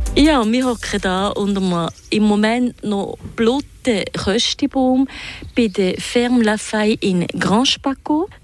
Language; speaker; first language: German; native; German